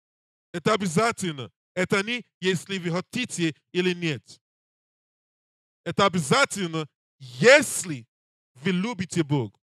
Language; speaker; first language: Russian; non-native, learner; English